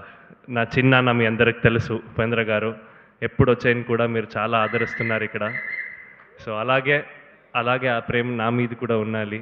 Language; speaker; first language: Telugu; non-native, learner; Kannada